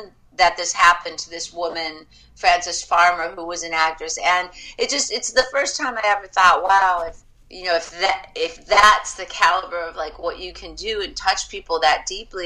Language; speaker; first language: English; native; English